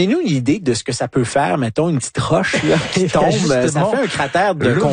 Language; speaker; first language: French; native; French